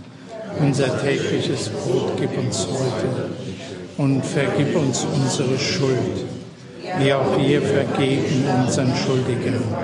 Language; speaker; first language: German; native; German